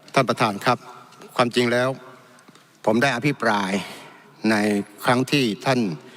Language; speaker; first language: Thai; non-native, local second language; Malay